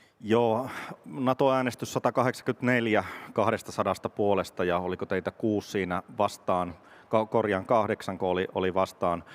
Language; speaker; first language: Finnish; native; Finnish